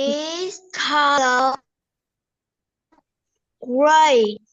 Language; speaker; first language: English; non-native, learner; Vietnamese